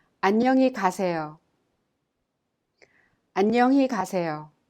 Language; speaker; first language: Korean; non-native, fluent; English